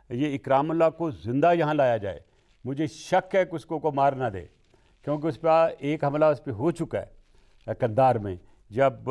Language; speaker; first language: Urdu; non-native, local second language; Punjabi